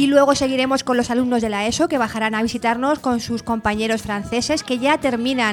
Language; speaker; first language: Spanish; native; Spanish